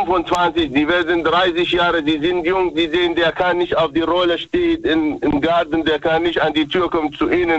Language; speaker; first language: German; non-native, learner; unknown